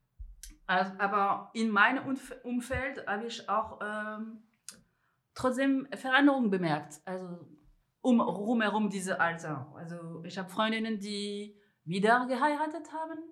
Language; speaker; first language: German; non-native, fluent; French